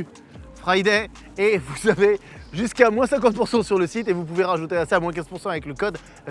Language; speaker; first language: French; native; French